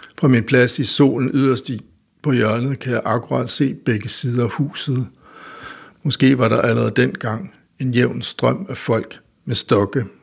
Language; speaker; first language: Danish; native; Danish